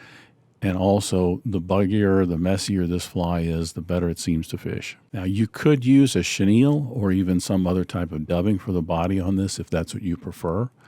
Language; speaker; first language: English; native; English